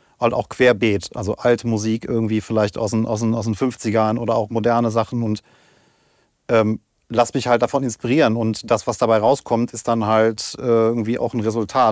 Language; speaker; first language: German; native; German